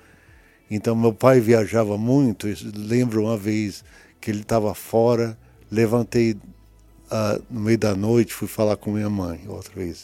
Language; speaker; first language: Portuguese; early bilingual, other home language; English